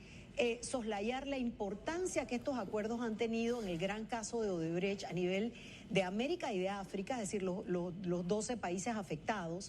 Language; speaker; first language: Spanish; native; Spanish